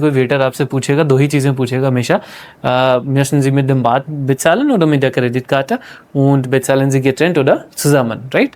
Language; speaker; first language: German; non-native, fluent; Hindi